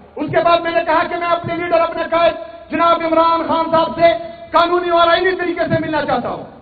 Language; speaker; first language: Urdu; non-native, local second language; Pashto